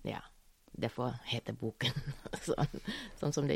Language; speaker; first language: Norwegian; non-native, fluent; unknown